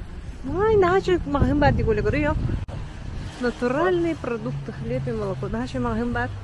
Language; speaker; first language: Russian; non-native, local second language; Yakut